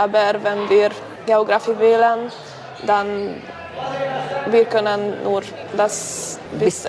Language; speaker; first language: German; non-native, local second language; Hungarian